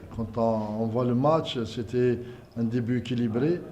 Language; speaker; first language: French; non-native, local second language; Arabic